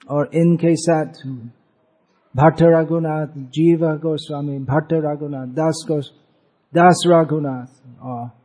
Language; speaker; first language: Hindi; non-native, fluent; English